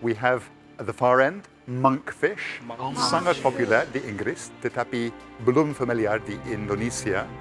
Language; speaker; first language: Indonesian; non-native, fluent; English